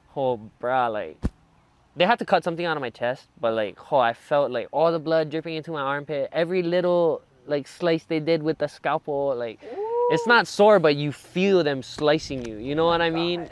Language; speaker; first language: English; native; English